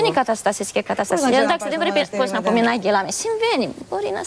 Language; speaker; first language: Greek; non-native, learner; Romanian